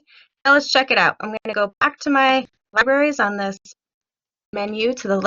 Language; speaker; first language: English; native; English